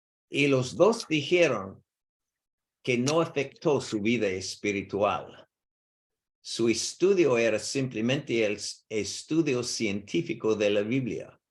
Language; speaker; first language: Spanish; non-native, learner; English